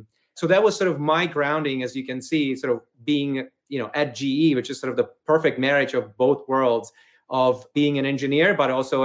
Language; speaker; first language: English; non-native, fluent; Czech